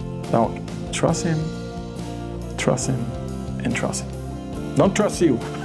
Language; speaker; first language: English; non-native, learner; French